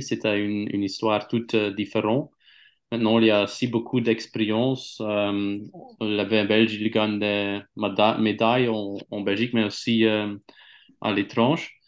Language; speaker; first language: French; non-native, local second language; Dutch